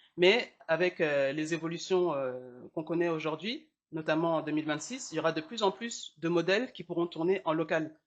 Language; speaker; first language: French; early bilingual, other home language; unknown